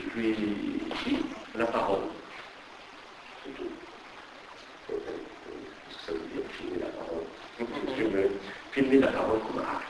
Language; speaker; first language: French; non-native, fluent; Persian